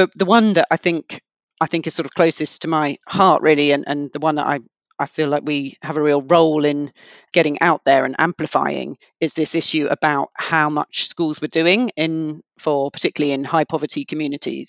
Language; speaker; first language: English; native; English